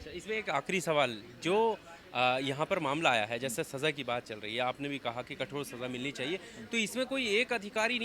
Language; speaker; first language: Hindi; native; Hindi